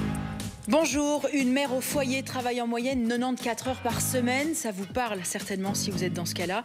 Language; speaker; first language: French; native; French